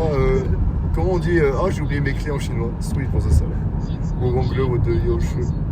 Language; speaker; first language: French; native; French